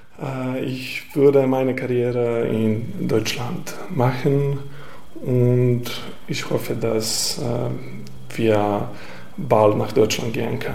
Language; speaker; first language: German; non-native, learner; Serbian